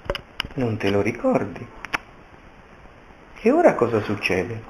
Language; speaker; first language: Italian; native; Italian